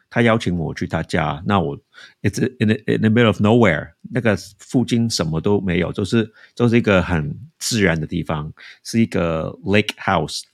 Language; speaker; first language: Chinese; early bilingual, heritage; Chinese